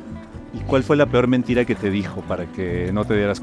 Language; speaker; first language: Spanish; native; Spanish